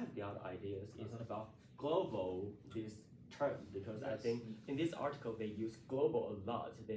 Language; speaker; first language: English; non-native, learner; Chinese